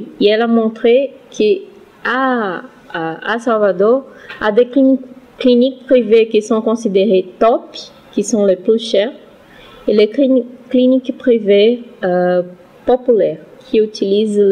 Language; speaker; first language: French; non-native, learner; Portuguese